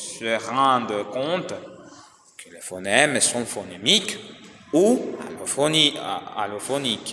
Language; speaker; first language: French; non-native, learner; Spanish